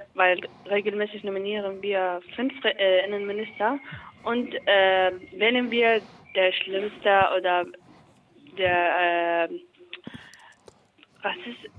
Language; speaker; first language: German; non-native, learner; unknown